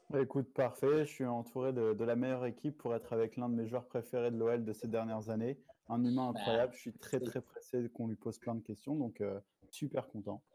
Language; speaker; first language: French; native; French